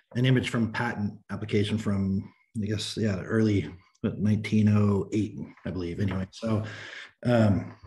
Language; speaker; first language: English; native; English